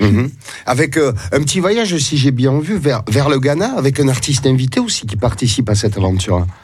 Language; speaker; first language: French; native; French